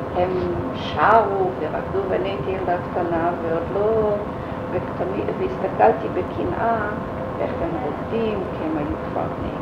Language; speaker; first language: Hebrew; early bilingual, other home language; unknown